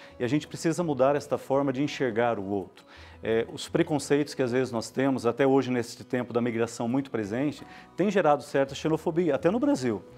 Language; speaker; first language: Portuguese; native; Portuguese